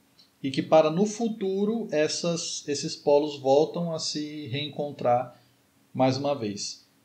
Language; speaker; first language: Portuguese; native; Portuguese